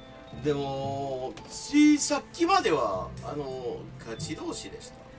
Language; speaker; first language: Japanese; non-native, fluent; English